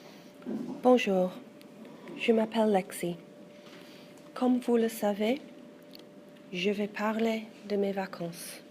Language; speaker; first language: French; non-native, learner; English